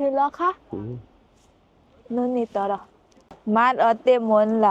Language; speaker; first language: Korean; non-native, learner; Thai